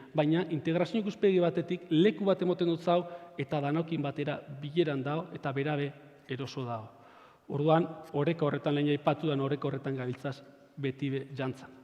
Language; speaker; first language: Basque; native; Basque